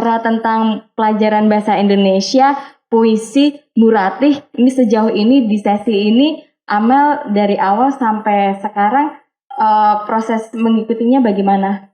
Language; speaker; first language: Indonesian; native; Indonesian